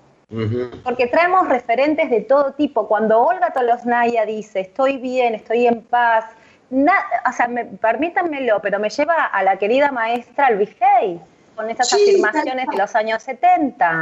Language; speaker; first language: Spanish; native; Spanish